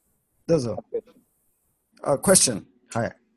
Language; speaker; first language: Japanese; non-native, learner; English